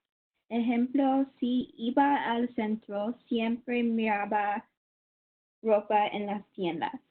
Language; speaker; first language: Spanish; non-native, learner; English